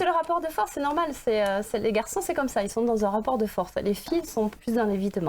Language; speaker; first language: French; native; French